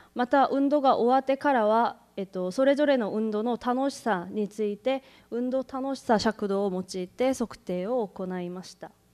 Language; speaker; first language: Japanese; non-native, fluent; Korean